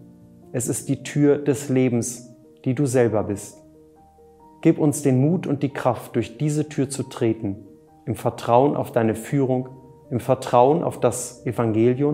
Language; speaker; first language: German; native; German